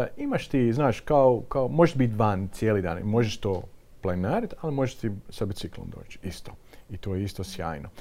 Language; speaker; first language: Croatian; non-native, fluent; Dutch